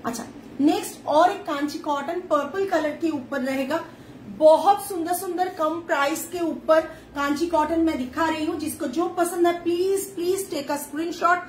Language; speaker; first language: Hindi; non-native, local second language; Bangla